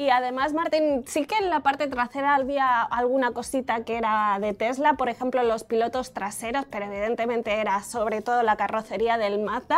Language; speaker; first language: Spanish; native; Spanish